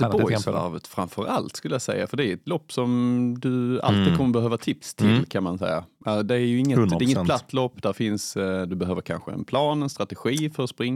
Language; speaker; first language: Swedish; native; Swedish